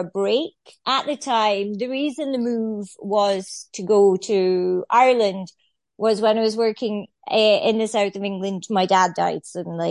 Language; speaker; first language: English; native; English